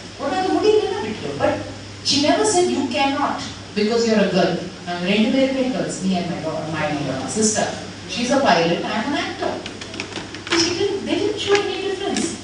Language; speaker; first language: English; non-native, local second language; Tamil